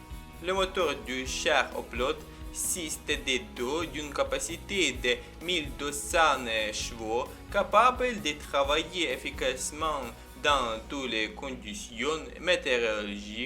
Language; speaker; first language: French; non-native, learner; Ukrainian